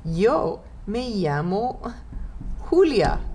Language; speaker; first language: Spanish; non-native, fluent; French